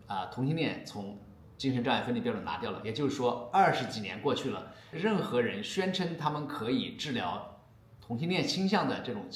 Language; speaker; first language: Chinese; native; Chinese